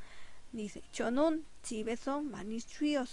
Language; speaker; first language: Korean; non-native, fluent; Spanish